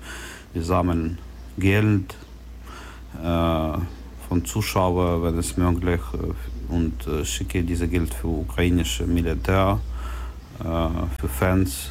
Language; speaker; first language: German; non-native, learner; Ukrainian